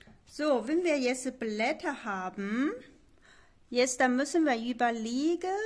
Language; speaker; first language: German; non-native, learner; Chinese